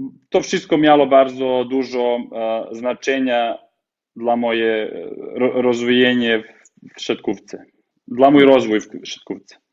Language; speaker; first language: Polish; non-native, fluent; Serbian